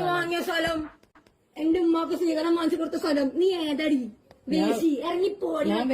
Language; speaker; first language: Malayalam; native; Malayalam